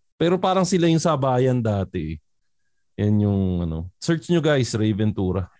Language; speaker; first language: Filipino; native; Filipino